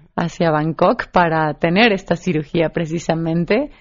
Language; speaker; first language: Spanish; native; Spanish